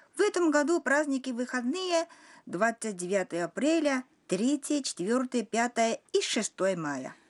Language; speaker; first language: Russian; non-native, fluent; Japanese